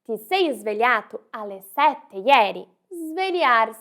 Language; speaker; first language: Italian; non-native, fluent; Portuguese